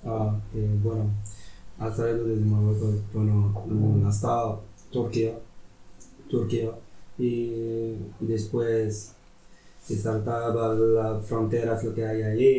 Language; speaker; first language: Spanish; non-native, fluent; Arabic